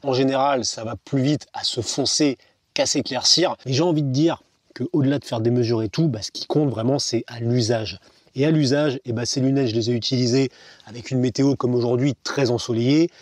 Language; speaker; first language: French; native; French